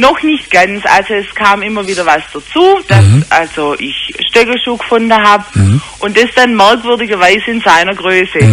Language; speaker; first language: German; native; German